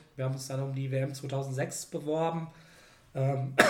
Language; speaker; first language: German; native; German